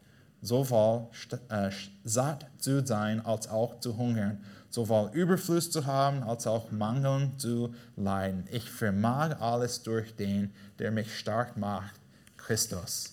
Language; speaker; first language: German; non-native, fluent; English